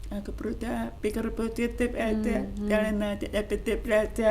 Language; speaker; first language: Indonesian; non-native, local second language; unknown